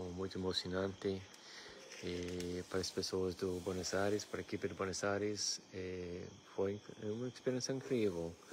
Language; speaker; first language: Portuguese; non-native, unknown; English